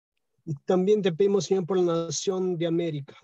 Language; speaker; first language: Spanish; native; Spanish